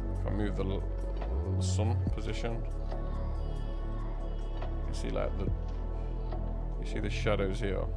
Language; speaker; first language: English; native; English